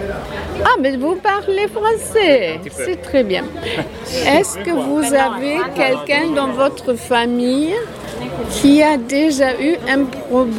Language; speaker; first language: French; non-native, fluent; Spanish